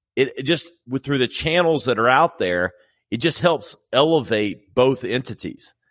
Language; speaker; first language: English; native; English